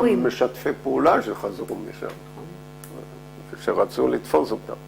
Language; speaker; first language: Hebrew; non-native, fluent; Dutch